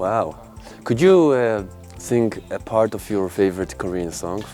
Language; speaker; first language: English; non-native, local second language; Mongolian